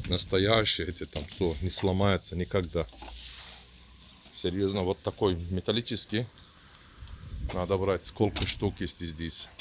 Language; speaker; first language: Russian; non-native, learner; Turkish